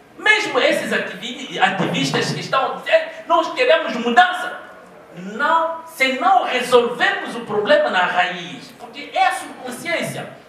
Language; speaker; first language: Portuguese; non-native, local second language; Kongo